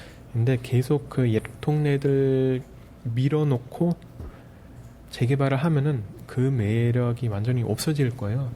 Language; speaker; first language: Korean; early bilingual, heritage; Korean